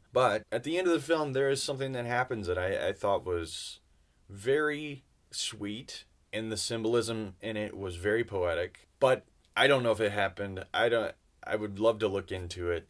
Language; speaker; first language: English; native; English